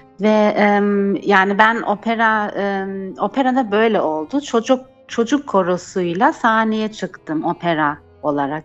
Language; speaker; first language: Turkish; early bilingual, heritage; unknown